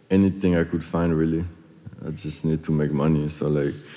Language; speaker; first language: English; non-native, fluent; French